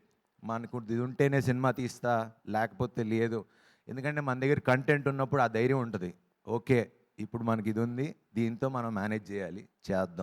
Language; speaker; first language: Telugu; native; Telugu